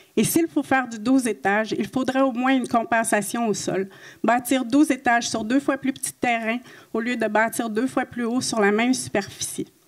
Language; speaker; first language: French; native; French